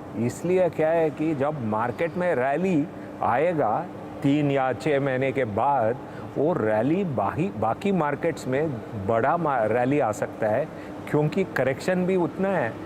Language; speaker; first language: Hindi; non-native, local second language; Tamil